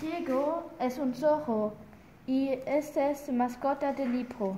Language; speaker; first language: Spanish; non-native, learner; German